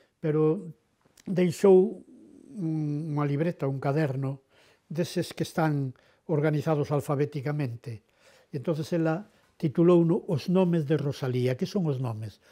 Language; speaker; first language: Galician; non-native, local second language; Spanish